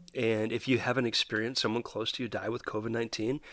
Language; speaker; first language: English; native; English